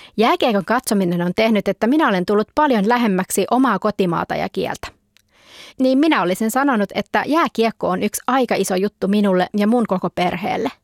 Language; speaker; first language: Finnish; early bilingual, heritage; Finnish